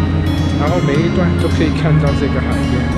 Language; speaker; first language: Chinese; non-native, fluent; English